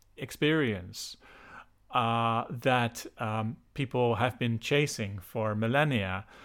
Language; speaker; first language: English; non-native, fluent; Dutch